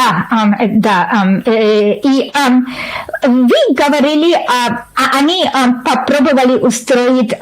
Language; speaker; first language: Russian; non-native, learner; English